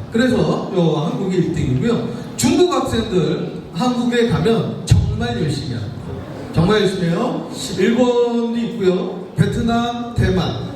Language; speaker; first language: Korean; native; Korean